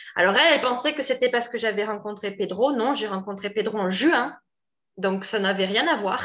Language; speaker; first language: French; native; French